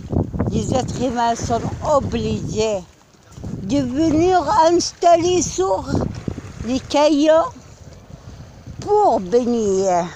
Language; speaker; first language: French; non-native, learner; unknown